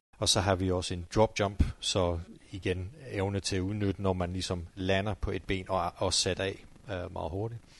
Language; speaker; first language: Danish; non-native, fluent; English